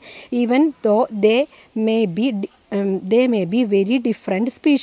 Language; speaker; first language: Malayalam; native; Malayalam